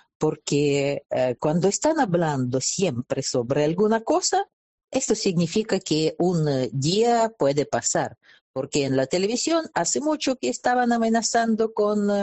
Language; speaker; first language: Spanish; non-native, fluent; Russian